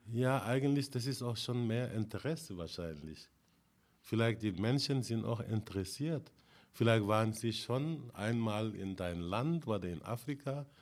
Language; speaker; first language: German; non-native, fluent; Wolof